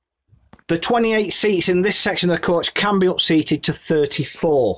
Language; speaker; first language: English; native; English